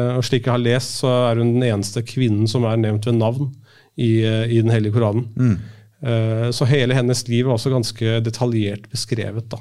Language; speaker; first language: Norwegian; early bilingual, other home language; Urdu